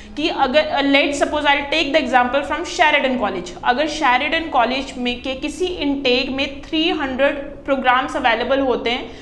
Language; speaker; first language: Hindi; non-native, local second language; Punjabi